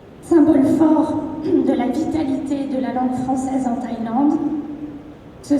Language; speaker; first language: French; native; French